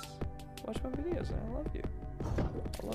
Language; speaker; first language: English; native; English